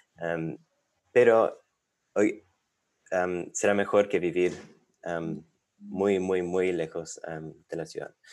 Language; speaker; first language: Spanish; non-native, fluent; English